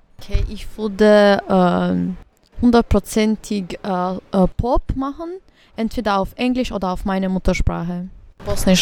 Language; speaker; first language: German; early bilingual, other home language; Bosnian